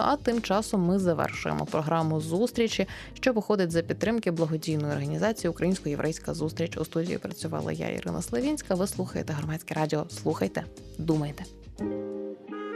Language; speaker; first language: Ukrainian; native; Ukrainian